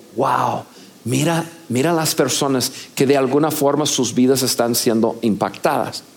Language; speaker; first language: Spanish; non-native, fluent; English